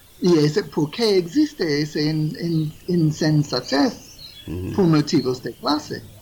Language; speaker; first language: Spanish; non-native, fluent; English